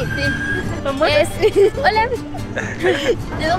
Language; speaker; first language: Spanish; native; Spanish